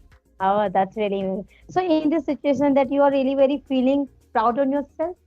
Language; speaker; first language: English; non-native, learner; Hindi